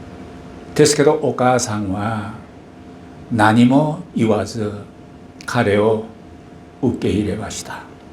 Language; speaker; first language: Japanese; non-native, fluent; Korean